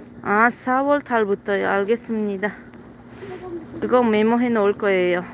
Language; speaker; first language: Korean; non-native, learner; Tajik